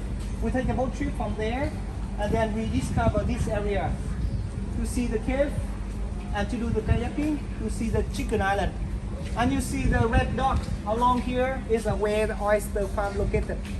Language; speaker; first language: English; non-native, fluent; Vietnamese